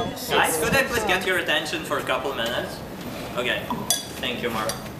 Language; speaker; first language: English; non-native, fluent; Ukrainian